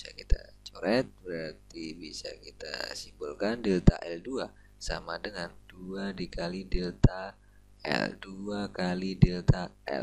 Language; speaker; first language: Indonesian; native; Indonesian